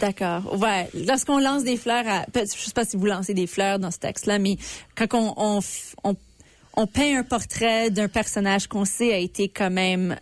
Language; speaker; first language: French; native; French